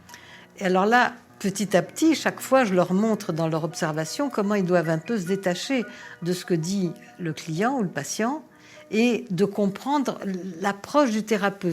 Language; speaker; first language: French; native; French